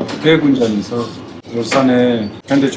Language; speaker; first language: Korean; non-native, learner; Mongolian